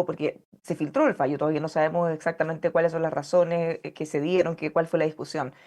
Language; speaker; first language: Spanish; native; Spanish